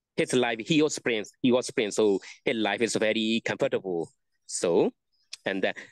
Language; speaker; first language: English; non-native, learner; Burmese